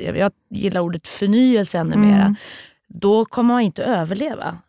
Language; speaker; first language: Swedish; native; Swedish